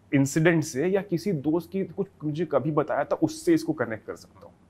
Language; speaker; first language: Hindi; native; Hindi